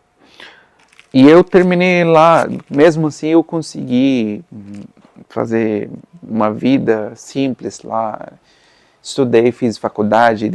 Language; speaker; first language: Portuguese; non-native, fluent; Arabic